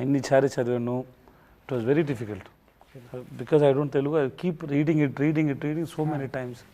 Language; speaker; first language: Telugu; non-native, learner; Tamil